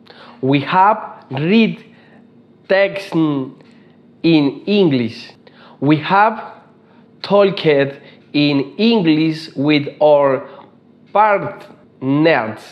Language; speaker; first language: English; non-native, learner; Spanish